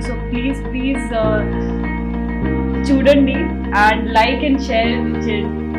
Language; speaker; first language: Telugu; non-native, learner; Hindi